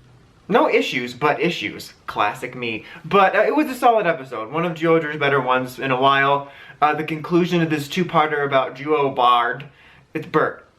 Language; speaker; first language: English; native; English